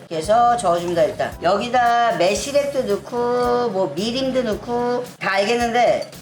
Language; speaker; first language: Korean; native; Korean